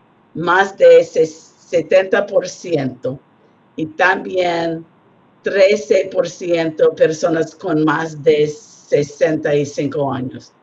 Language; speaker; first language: Spanish; non-native, learner; English